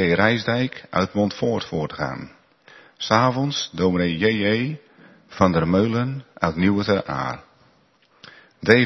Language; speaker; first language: Dutch; native; Dutch